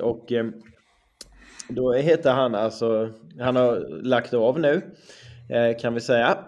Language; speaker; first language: Swedish; native; Swedish